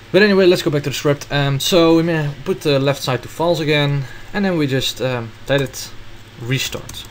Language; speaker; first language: English; non-native, fluent; Dutch